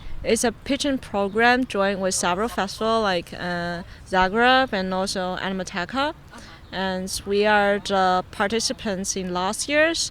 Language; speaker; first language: English; non-native, fluent; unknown